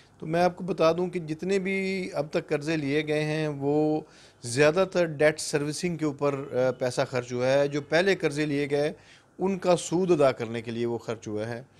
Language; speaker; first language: Urdu; non-native, local second language; Punjabi